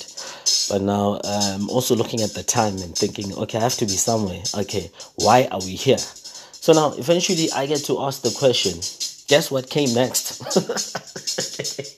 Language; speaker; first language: English; non-native, local second language; Zulu